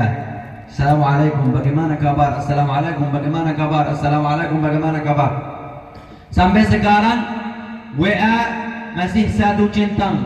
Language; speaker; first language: Indonesian; non-native, fluent; Arabic